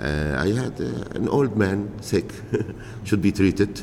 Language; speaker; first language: English; non-native, fluent; Arabic